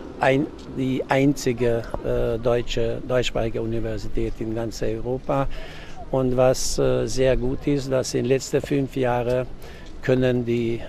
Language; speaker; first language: German; non-native, local second language; Hungarian